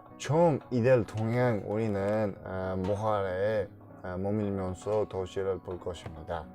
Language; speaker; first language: Korean; non-native, learner; Uzbek